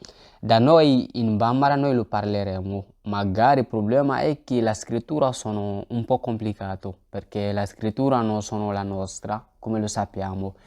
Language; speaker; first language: Italian; non-native, learner; Bambara